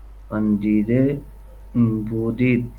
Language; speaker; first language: Persian; non-native, learner; Urdu